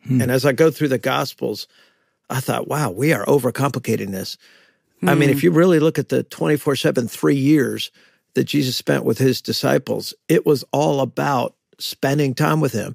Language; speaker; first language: English; native; English